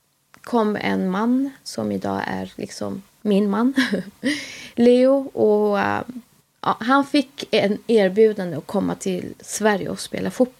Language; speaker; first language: Swedish; native; Swedish